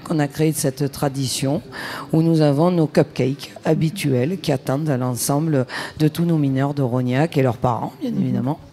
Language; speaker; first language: French; native; French